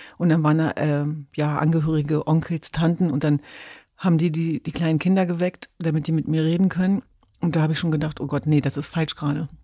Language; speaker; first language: German; early bilingual, other home language; Kurdish